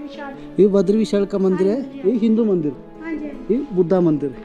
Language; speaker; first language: Hindi; non-native, local second language; Malayalam